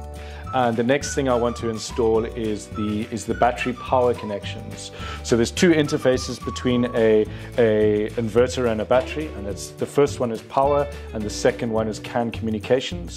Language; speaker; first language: English; native; English